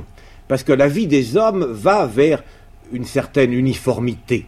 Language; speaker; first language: French; native; French